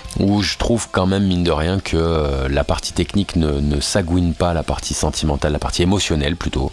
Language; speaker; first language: French; native; French